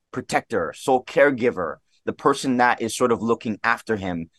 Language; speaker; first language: English; native; English